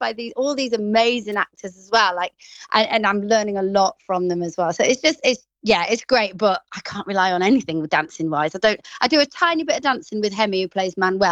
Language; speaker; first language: English; native; English